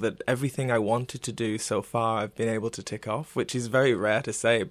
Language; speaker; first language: English; native; English